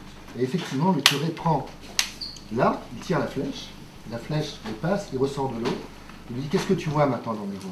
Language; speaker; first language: French; native; French